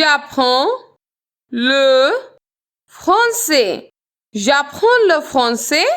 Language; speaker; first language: French; non-native, fluent; Hindi